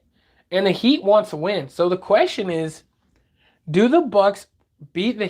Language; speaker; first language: English; native; English